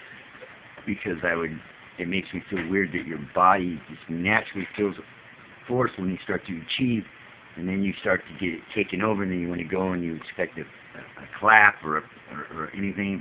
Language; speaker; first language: English; native; English